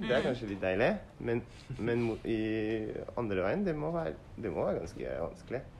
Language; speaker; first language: Norwegian; non-native, learner; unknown